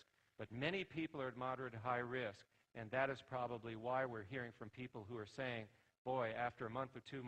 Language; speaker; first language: English; native; English